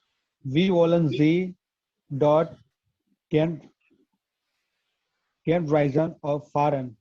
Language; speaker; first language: German; non-native, learner; Gujarati